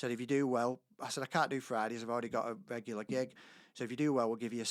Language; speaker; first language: English; native; English